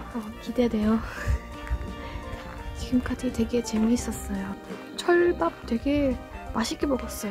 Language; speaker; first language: Korean; non-native, fluent; Estonian